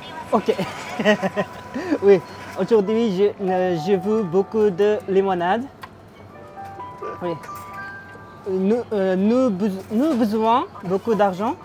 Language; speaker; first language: French; non-native, learner; Japanese